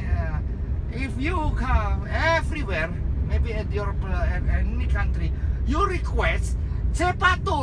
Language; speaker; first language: English; non-native, learner; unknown